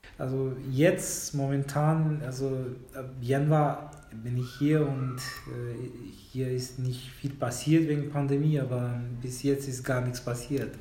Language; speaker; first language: German; non-native, fluent; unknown